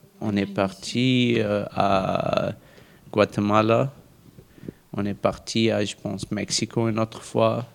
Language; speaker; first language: French; non-native, local second language; Arabic